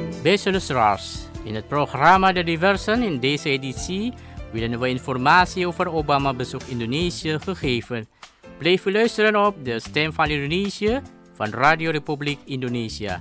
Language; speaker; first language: Dutch; non-native, learner; Indonesian